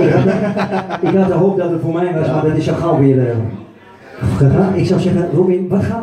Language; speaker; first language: Dutch; native; Dutch